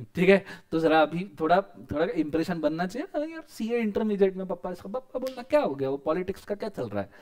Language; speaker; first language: Hindi; non-native, local second language; Marathi